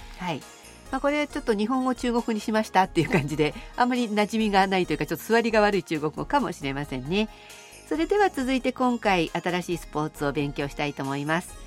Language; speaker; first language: Japanese; native; Japanese